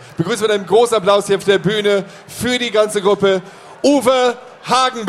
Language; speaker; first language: German; native; German